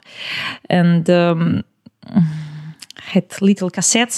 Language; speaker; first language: English; non-native, learner; Ukrainian